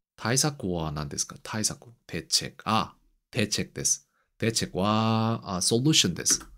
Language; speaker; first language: Japanese; non-native, learner; Korean